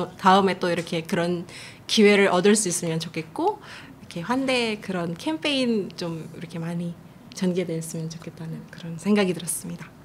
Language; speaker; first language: Korean; non-native, fluent; Indonesian